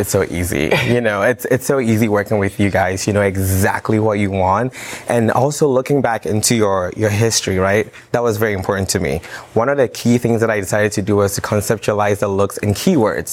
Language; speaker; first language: English; non-native, local second language; Akan